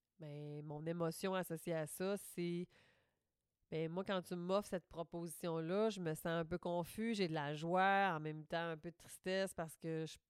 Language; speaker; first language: French; native; French